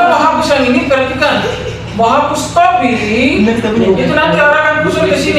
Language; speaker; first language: Indonesian; native; Indonesian